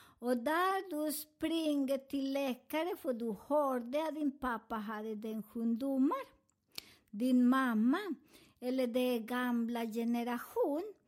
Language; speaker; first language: Swedish; non-native, fluent; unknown